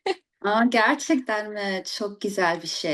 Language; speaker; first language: Turkish; early bilingual, heritage; English